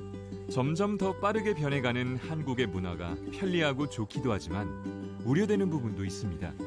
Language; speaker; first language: Korean; native; Korean